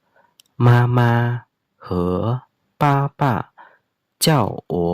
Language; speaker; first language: Chinese; non-native, fluent; Khmer